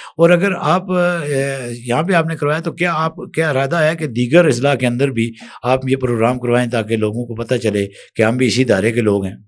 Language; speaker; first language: Urdu; non-native, local second language; Kashmiri